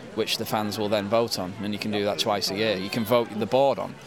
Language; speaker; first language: English; native; English